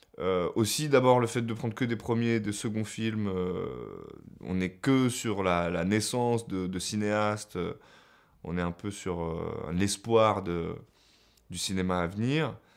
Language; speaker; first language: French; native; French